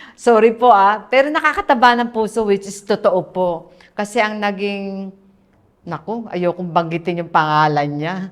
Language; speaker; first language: Filipino; native; Filipino